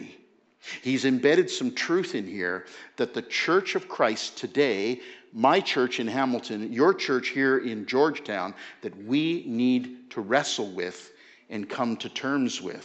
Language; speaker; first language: English; native; English